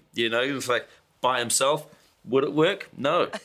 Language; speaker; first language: English; native; English